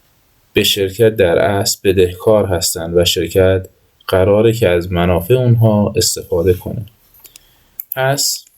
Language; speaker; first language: Persian; native; Persian